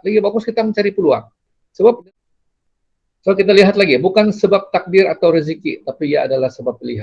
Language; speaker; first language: Indonesian; non-native, local second language; Malay